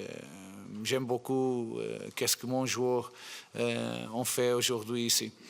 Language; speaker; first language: French; non-native, fluent; Portuguese